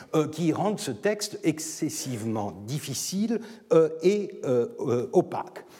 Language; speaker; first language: French; non-native, fluent; Turkish